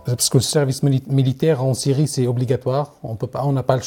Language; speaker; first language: French; non-native, learner; Arabic